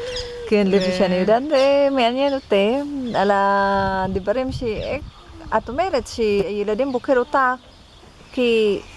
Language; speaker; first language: Hebrew; non-native, fluent; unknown